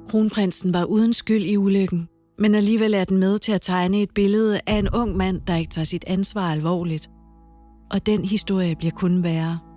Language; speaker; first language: Danish; native; Danish